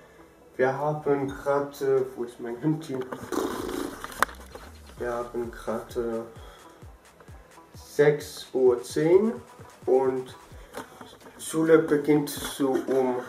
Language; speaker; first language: German; early bilingual, other home language; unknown